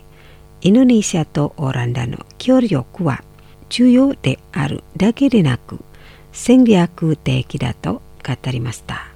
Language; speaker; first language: Japanese; non-native, fluent; Indonesian